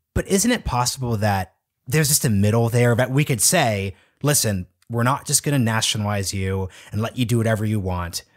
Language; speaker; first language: English; native; English